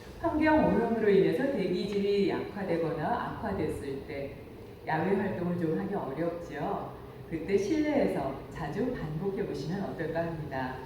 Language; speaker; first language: Korean; native; Korean